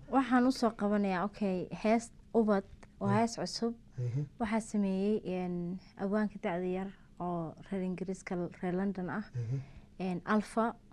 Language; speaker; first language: Somali; early bilingual, heritage; Somali